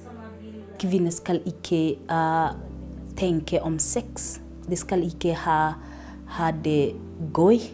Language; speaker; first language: Norwegian; non-native, learner; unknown